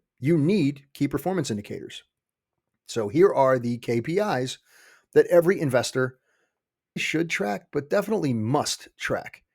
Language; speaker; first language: English; native; English